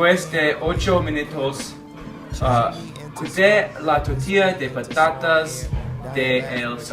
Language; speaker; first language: Spanish; non-native, learner; English